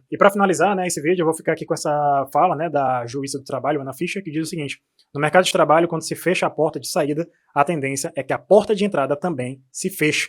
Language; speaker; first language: Portuguese; native; Portuguese